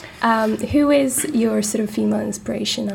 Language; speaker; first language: English; non-native, fluent; Italian